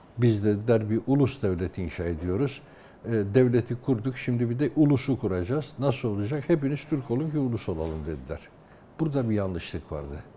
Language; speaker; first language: Turkish; native; Turkish